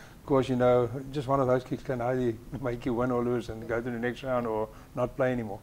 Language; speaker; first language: English; non-native, local second language; Afrikaans